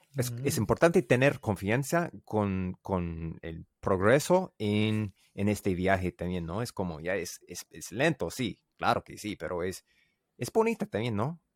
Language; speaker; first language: Spanish; non-native, learner; English